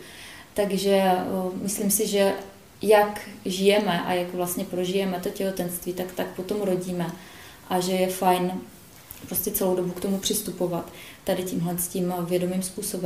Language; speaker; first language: Czech; native; Czech